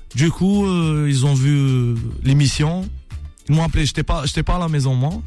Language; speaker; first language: French; non-native, local second language; Arabic